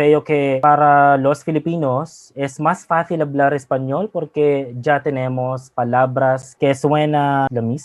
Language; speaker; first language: Spanish; non-native, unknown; Filipino